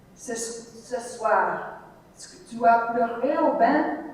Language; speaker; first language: French; non-native, learner; English